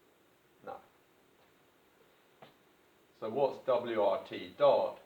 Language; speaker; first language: English; native; English